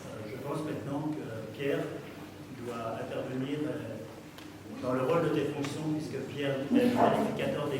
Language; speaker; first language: French; native; French